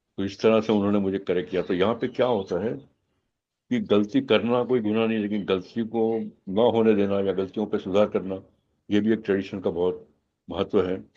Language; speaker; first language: Hindi; non-native, local second language; Gujarati